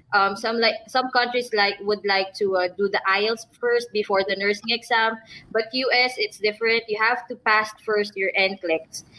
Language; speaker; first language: English; non-native, local second language; Filipino